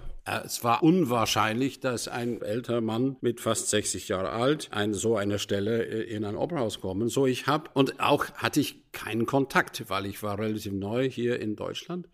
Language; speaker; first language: German; non-native, fluent; English